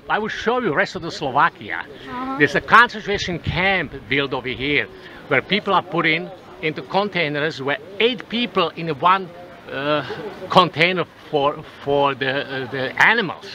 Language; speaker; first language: English; non-native, fluent; Slovak